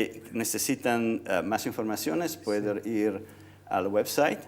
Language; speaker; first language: Spanish; non-native, fluent; Italian